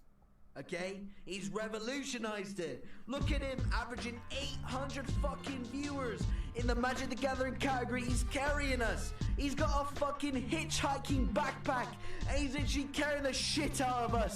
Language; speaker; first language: English; native; English